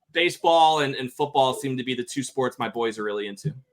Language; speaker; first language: English; native; English